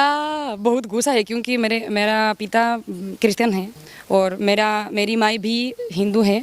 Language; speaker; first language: Hindi; non-native, learner; Spanish